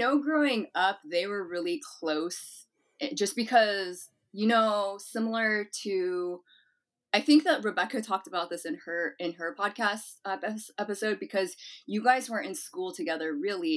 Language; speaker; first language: English; native; English